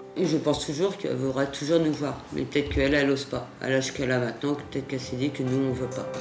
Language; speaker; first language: French; native; French